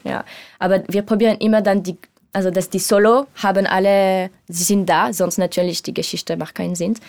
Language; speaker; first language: German; non-native, learner; French